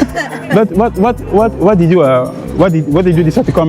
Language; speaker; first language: English; non-native, learner; French